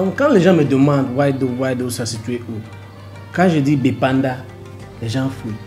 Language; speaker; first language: French; non-native, local second language; English